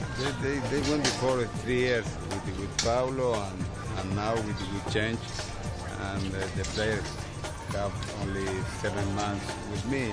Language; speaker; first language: English; non-native, learner; Spanish